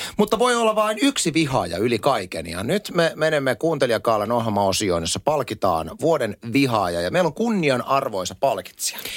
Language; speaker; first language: Finnish; native; Finnish